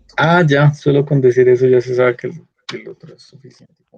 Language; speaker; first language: Spanish; native; Spanish